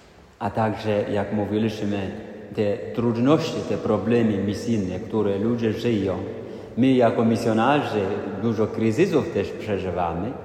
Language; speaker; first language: Polish; non-native, fluent; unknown